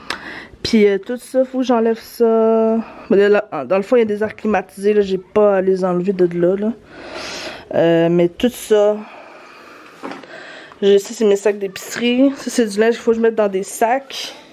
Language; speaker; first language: French; native; French